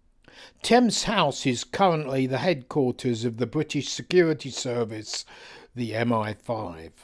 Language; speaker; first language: English; native; English